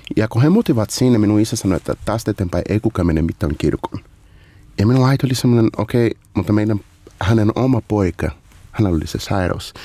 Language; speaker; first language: Finnish; non-native, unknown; Portuguese